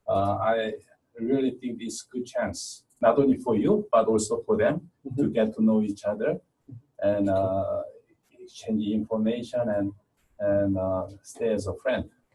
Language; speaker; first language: English; non-native, fluent; Korean